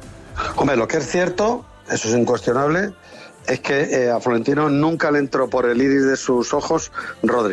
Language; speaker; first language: Spanish; native; Spanish